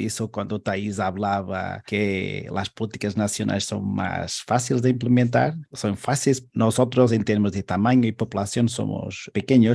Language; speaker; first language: Spanish; non-native, learner; Portuguese